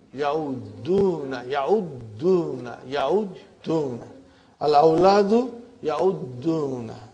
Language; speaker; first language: Arabic; non-native, fluent; Urdu